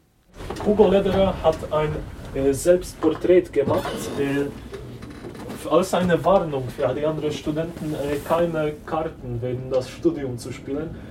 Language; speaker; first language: German; non-native, fluent; Polish